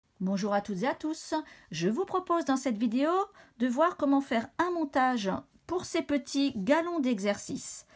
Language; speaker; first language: French; native; French